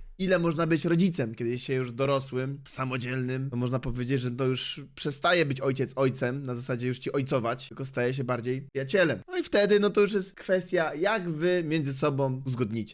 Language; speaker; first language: Polish; native; Polish